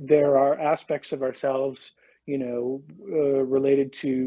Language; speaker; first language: English; native; English